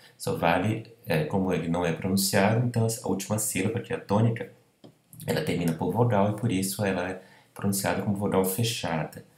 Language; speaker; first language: Portuguese; native; Portuguese